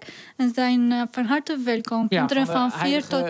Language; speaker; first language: Dutch; non-native, learner; Arabic